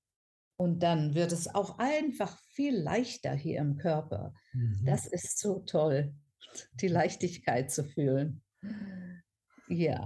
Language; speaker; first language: German; non-native, fluent; English